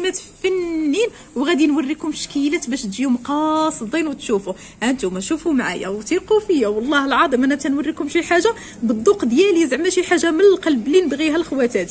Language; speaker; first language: Arabic; native; Arabic